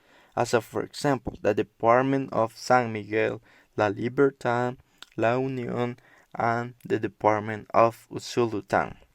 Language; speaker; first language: English; non-native, learner; Spanish